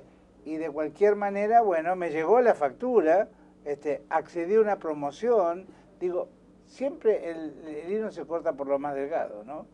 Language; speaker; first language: Spanish; native; Spanish